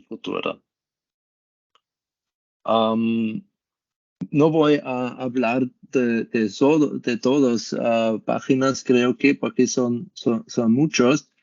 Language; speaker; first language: Spanish; non-native, learner; German